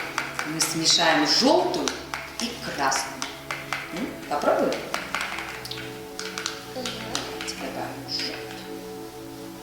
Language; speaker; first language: Russian; native; Russian